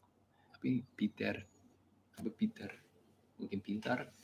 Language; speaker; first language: Indonesian; non-native, learner; English